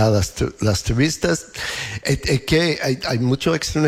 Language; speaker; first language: Spanish; non-native, learner; English